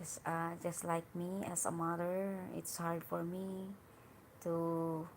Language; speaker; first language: English; non-native, learner; Hiligaynon